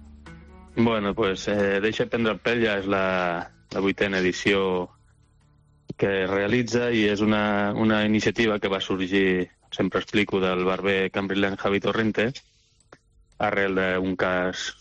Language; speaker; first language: Catalan; native; Catalan